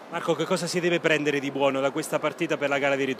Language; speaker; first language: Italian; native; Italian